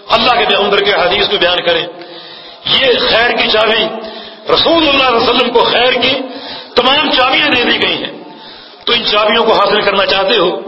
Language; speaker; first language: Urdu; native; Urdu